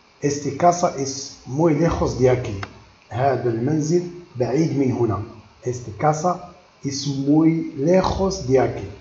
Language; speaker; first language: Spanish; non-native, learner; Arabic